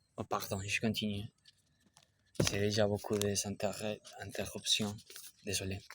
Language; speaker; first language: French; non-native, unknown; Spanish